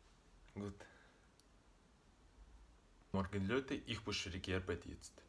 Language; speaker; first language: German; non-native, learner; Russian